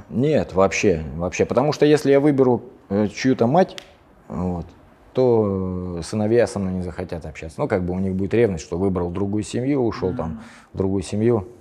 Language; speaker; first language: Russian; native; Russian